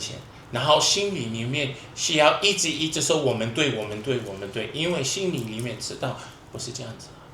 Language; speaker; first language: Chinese; non-native, fluent; English